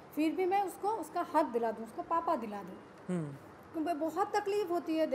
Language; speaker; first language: Hindi; non-native, local second language; Bangla